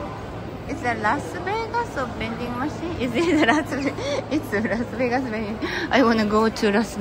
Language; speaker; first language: English; non-native, learner; Japanese